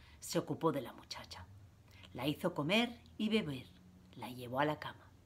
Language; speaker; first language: Spanish; native; Spanish